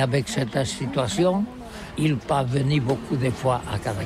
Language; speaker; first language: French; non-native, learner; Catalan